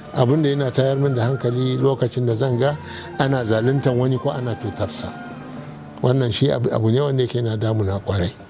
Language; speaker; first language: Hausa; non-native, local second language; Arabic